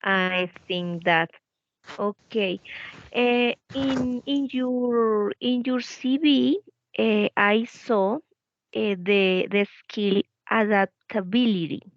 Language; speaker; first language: English; non-native, learner; Spanish